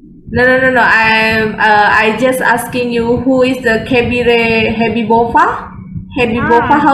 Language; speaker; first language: English; non-native, fluent; Indonesian